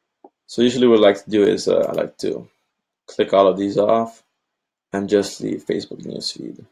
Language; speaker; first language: English; native; English